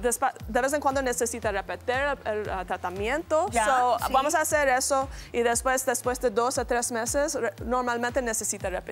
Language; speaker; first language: Spanish; non-native, learner; English